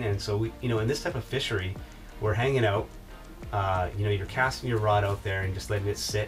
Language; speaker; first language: English; native; English